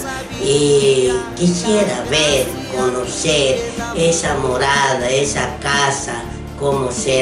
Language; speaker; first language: Spanish; non-native, local second language; Quechua